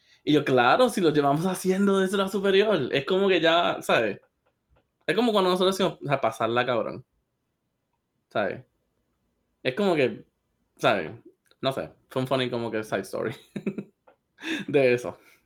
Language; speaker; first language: Spanish; early bilingual, heritage; Spanish